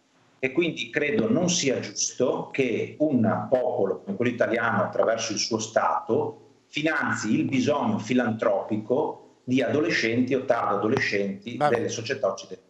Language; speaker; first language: Italian; native; Italian